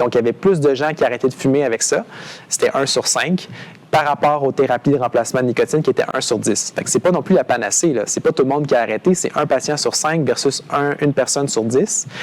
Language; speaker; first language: French; native; French